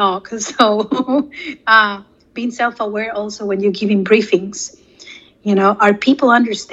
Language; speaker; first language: English; non-native, fluent; Spanish